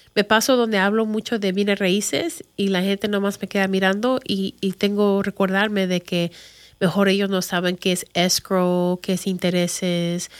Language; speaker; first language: Spanish; early bilingual, other home language; English